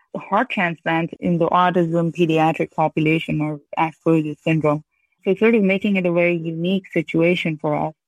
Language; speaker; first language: English; non-native, local second language; Urdu